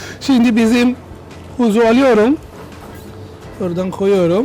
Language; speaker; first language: Turkish; non-native, learner; Italian